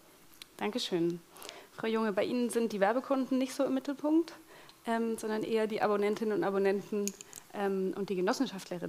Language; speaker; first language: German; native; German